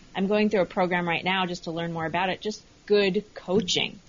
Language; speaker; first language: English; native; English